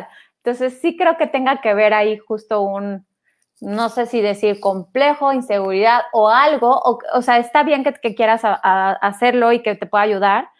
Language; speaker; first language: Spanish; native; Spanish